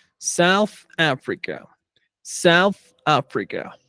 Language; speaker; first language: English; non-native, fluent; Spanish